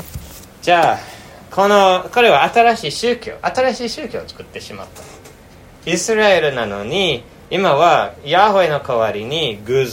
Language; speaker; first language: Japanese; non-native, fluent; English